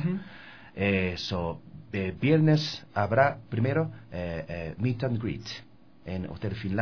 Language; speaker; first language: Spanish; non-native, learner; Japanese